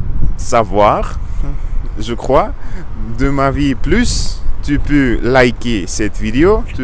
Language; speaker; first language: French; non-native, learner; Russian